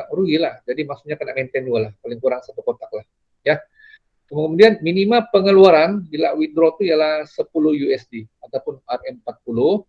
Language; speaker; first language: Indonesian; non-native, local second language; Malay